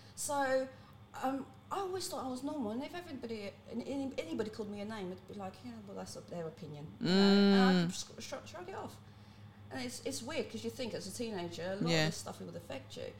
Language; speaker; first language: English; early bilingual, other home language; Cantonese